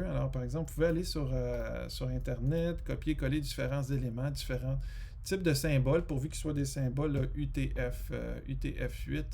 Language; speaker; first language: French; native; French